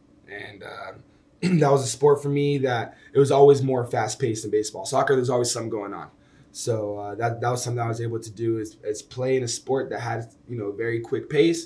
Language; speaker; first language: English; native; English